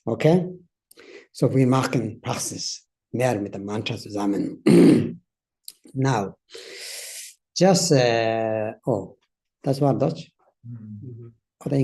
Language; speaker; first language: German; non-native, learner; Tibetan